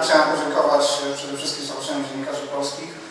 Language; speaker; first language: Ukrainian; non-native, learner; Polish